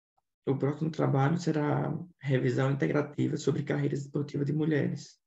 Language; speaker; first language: Portuguese; native; Portuguese